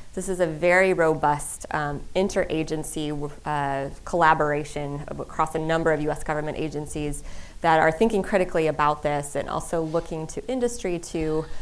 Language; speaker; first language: English; native; English